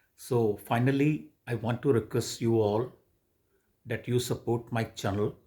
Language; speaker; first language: English; non-native, local second language; Punjabi